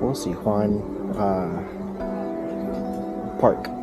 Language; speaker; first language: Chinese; non-native, learner; English